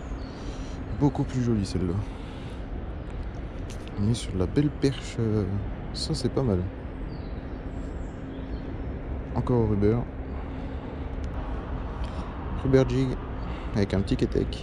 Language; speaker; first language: French; native; French